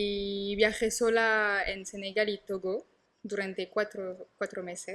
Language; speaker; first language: Spanish; non-native, learner; French